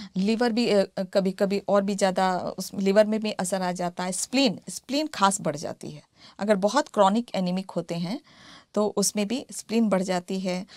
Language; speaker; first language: Hindi; native; Hindi